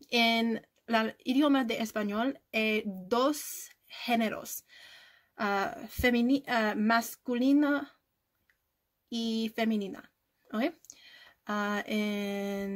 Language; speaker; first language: Spanish; non-native, learner; English